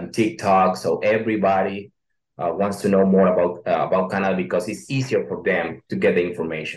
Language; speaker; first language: English; non-native, learner; Spanish